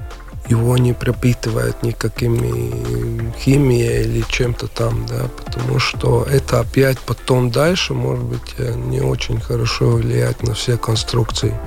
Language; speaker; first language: Russian; non-native, local second language; Latvian